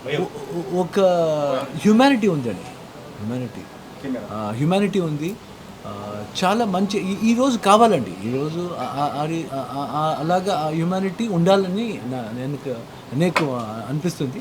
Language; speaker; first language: Telugu; non-native, learner; Kannada